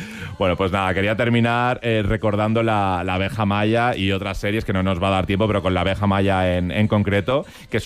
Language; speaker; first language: Spanish; native; Spanish